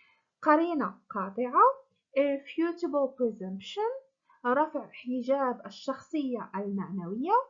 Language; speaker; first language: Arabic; native; Arabic